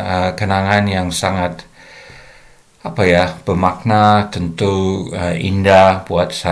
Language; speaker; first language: Indonesian; non-native, fluent; English